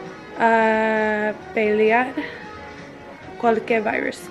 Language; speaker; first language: Spanish; early bilingual, heritage; Spanish